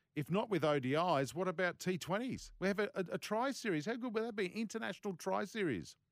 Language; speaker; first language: English; native; English